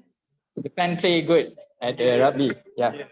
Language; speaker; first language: English; non-native, local second language; Malay